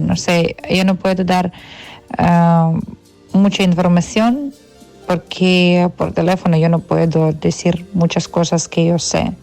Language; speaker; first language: Spanish; non-native, fluent; Ukrainian